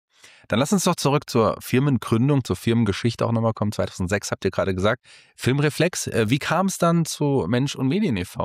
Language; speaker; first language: German; native; German